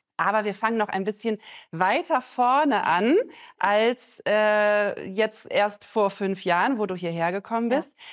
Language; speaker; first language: German; native; German